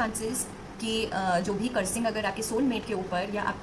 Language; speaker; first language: Hindi; native; Hindi